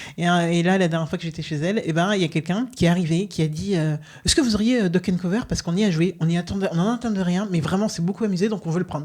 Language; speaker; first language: French; native; French